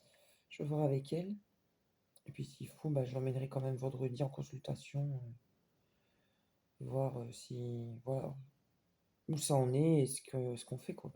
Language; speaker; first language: French; native; French